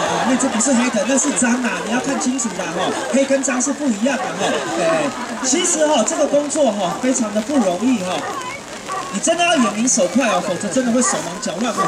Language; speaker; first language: Chinese; native; Chinese